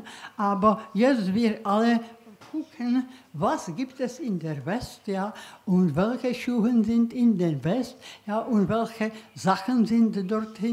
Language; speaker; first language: German; non-native, learner; Czech